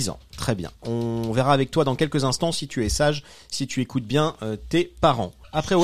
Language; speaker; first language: French; native; French